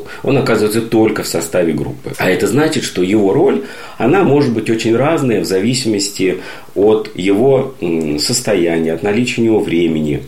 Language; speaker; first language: Russian; native; Russian